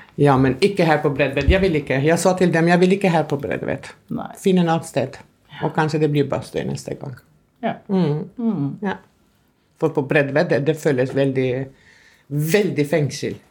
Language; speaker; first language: Norwegian; non-native, fluent; Albanian